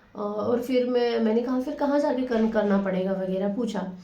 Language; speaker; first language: Hindi; non-native, local second language; Marathi